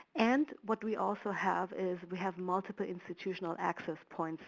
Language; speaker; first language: English; non-native, fluent; German